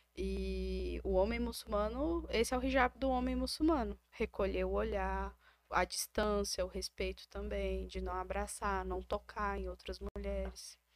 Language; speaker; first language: Portuguese; native; Portuguese